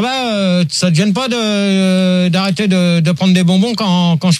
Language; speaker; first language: French; native; French